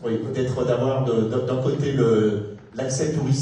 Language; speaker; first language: French; native; French